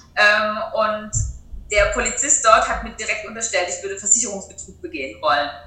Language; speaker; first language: German; native; German